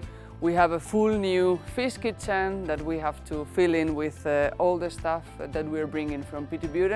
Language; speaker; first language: English; non-native, fluent; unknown